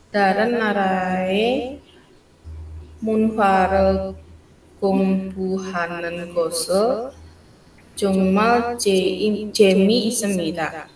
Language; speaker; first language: Korean; non-native, learner; Indonesian